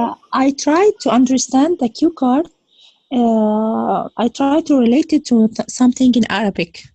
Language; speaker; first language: English; non-native, learner; Arabic